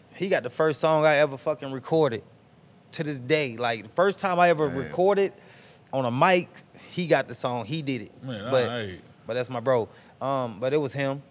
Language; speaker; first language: English; native; English